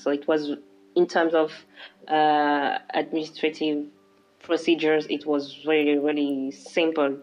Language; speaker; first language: English; non-native, local second language; French